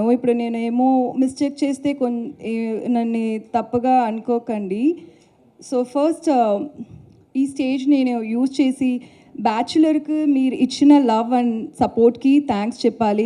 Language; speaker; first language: Telugu; non-native, learner; Tamil